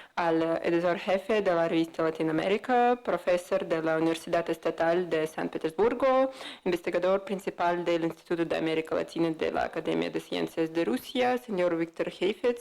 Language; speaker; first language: Spanish; non-native, fluent; Russian